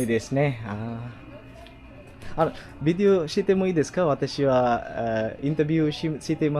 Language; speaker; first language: Japanese; non-native, learner; Sinhala